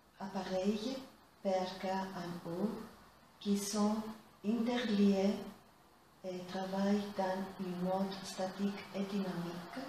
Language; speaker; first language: French; non-native, fluent; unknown